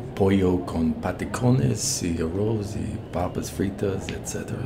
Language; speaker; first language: Spanish; non-native, learner; English